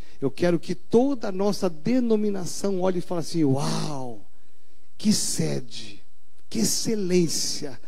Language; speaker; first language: Portuguese; native; Portuguese